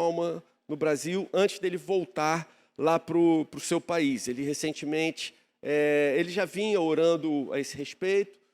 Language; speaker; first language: Portuguese; native; Portuguese